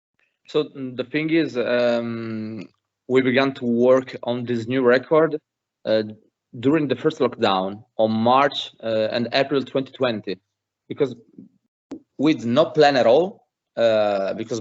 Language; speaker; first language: English; non-native, fluent; Italian